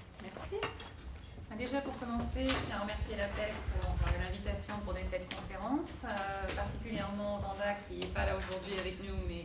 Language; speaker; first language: French; native; French